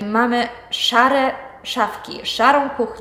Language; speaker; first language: Polish; native; Polish